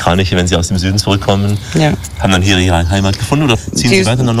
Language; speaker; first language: German; native; German